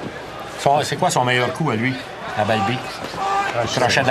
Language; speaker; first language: French; native; French